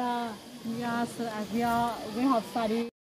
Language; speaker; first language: English; non-native, learner; Vietnamese